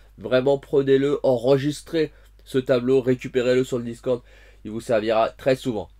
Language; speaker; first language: French; native; French